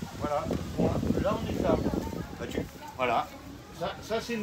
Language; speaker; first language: French; native; French